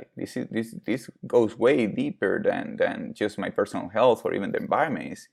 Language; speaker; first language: English; non-native, fluent; Spanish